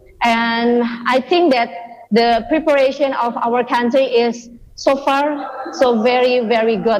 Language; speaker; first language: English; non-native, learner; Indonesian